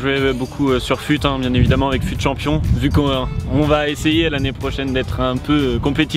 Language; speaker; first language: French; native; French